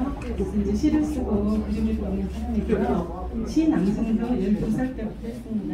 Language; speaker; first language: Korean; native; Korean